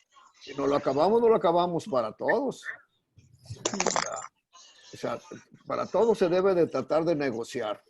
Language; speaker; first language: Spanish; native; Spanish